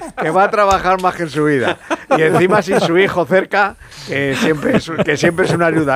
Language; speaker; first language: Spanish; native; Spanish